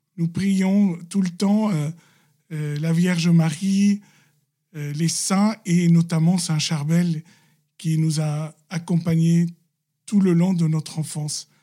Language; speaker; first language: French; non-native, local second language; Arabic